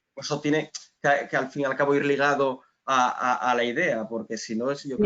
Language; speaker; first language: Spanish; native; Spanish